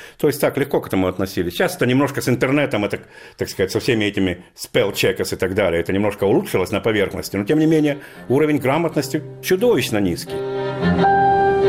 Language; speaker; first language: Russian; native; Russian